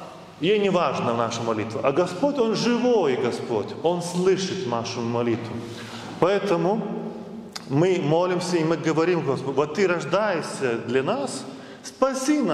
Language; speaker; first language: Russian; non-native, fluent; Lithuanian